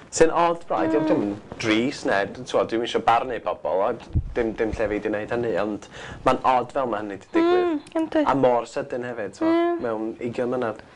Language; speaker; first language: Welsh; non-native, local second language; English